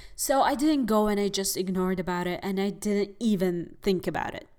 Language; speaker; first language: English; non-native, fluent; Arabic